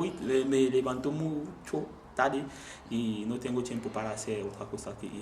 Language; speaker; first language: Spanish; non-native, learner; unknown